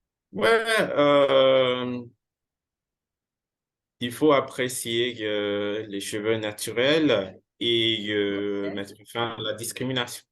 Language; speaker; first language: French; non-native, fluent; English